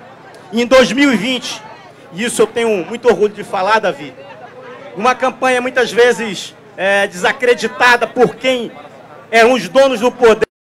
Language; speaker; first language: Portuguese; native; Portuguese